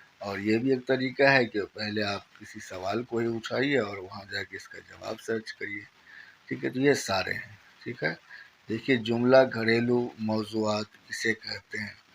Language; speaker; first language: Urdu; native; Urdu